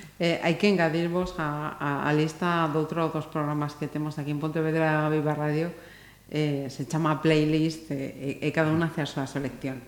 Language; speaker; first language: Galician; native; Galician